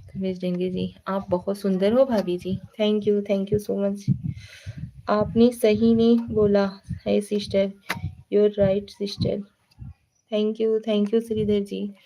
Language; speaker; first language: Hindi; native; Hindi